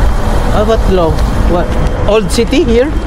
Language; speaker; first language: English; non-native, local second language; Filipino